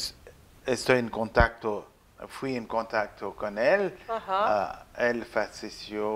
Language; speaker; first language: Spanish; non-native, learner; French